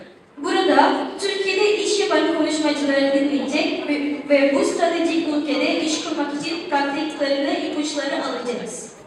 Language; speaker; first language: Turkish; non-native, fluent; Indonesian